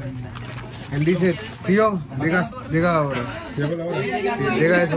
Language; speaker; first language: Spanish; non-native, learner; Hindi